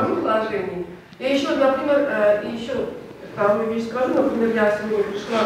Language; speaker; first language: Russian; non-native, local second language; Armenian